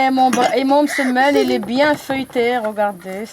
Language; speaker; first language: French; non-native, fluent; Arabic